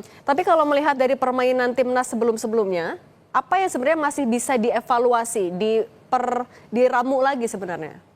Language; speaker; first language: Indonesian; native; Indonesian